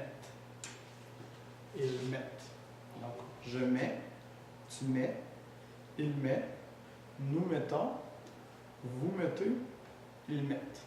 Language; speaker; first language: French; native; French